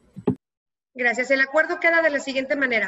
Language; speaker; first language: Spanish; native; Spanish